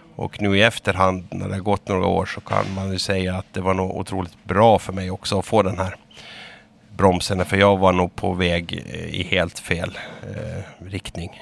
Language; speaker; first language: Swedish; native; Swedish